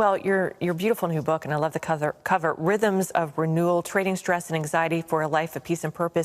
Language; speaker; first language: English; native; English